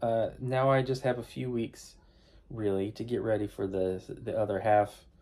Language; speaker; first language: English; native; English